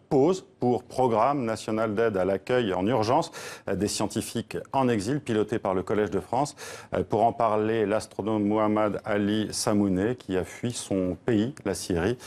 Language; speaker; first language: French; native; French